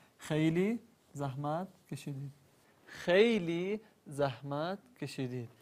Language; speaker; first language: Persian; non-native, learner; Arabic